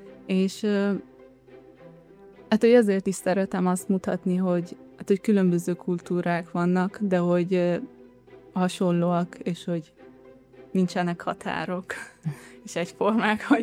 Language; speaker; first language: Hungarian; early bilingual, heritage; Hungarian